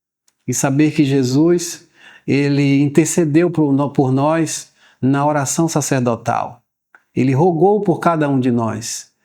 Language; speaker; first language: Portuguese; native; Portuguese